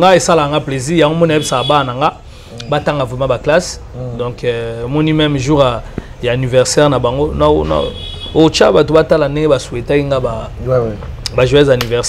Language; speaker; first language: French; non-native, local second language; Lingala